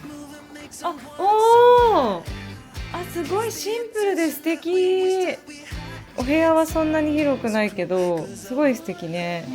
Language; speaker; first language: Japanese; native; Japanese